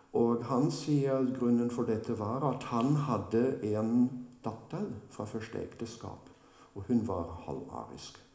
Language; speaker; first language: Norwegian; non-native, fluent; German